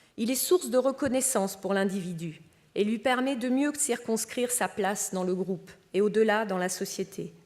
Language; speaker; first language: French; early bilingual, other home language; Romanian